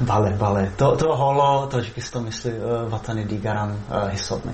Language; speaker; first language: Persian; non-native, fluent; Slovak